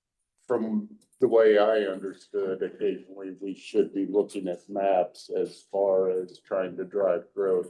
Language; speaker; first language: English; native; English